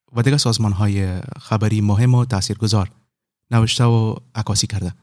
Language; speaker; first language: Persian; native; Persian